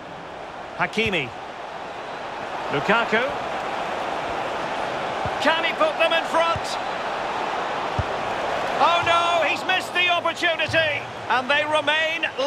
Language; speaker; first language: English; native; English